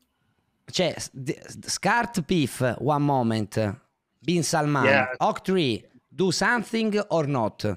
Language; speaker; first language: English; non-native, learner; Italian